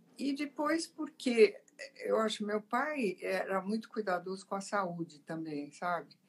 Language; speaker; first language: Portuguese; early bilingual, other home language; Italian